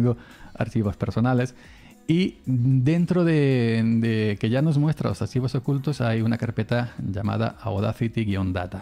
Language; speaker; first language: Spanish; native; Spanish